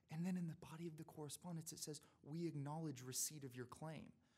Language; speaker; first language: English; native; English